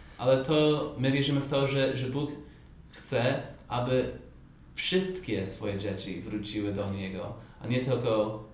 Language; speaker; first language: Polish; non-native, fluent; English